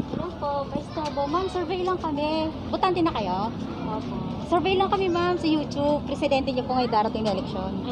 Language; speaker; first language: Filipino; non-native, local second language; Bikol